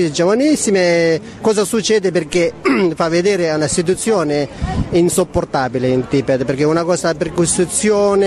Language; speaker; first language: Italian; non-native, fluent; Tibetan